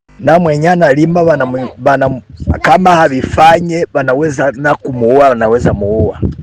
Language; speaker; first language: Swahili; native; Swahili